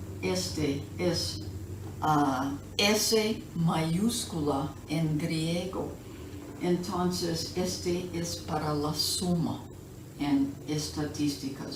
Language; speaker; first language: Spanish; non-native, fluent; English